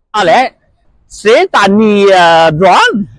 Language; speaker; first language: Welsh; non-native, learner; Cantonese